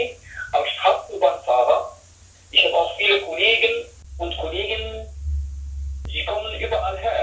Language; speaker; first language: German; non-native, learner; Arabic